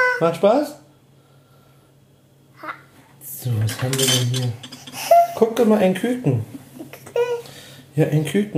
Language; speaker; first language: German; native; German